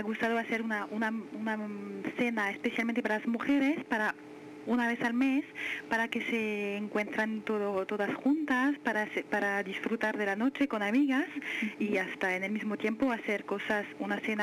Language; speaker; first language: Spanish; non-native, fluent; French